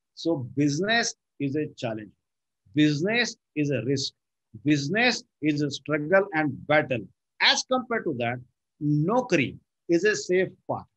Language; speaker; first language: English; non-native, local second language; Marathi